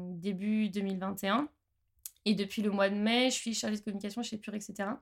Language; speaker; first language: French; native; French